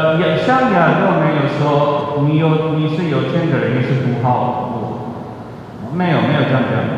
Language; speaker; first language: Chinese; non-native, fluent; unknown